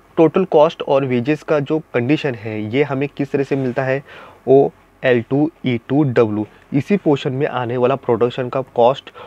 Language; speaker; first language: Hindi; non-native, local second language; Marathi